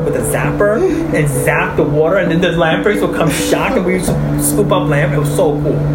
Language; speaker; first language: English; early bilingual, other home language; Chinese